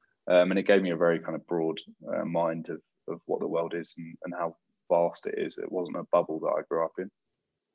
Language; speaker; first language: English; native; English